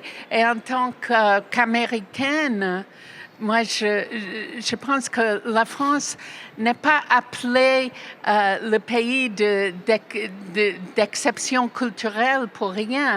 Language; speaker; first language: French; non-native, fluent; English